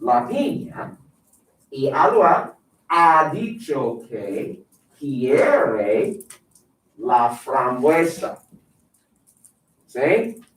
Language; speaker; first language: Spanish; non-native, fluent; English